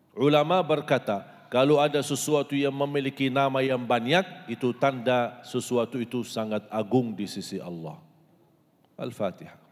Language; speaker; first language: Malay; non-native, fluent; Arabic